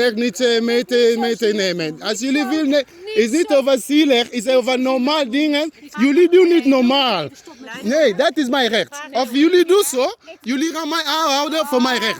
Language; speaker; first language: Dutch; non-native, learner; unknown